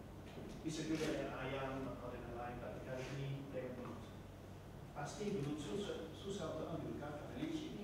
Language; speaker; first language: Indonesian; non-native, fluent; Dutch